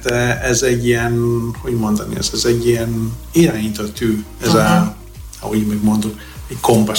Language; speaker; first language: Hungarian; non-native, fluent; Greek